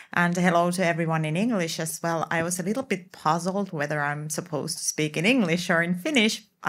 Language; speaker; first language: English; non-native, fluent; Finnish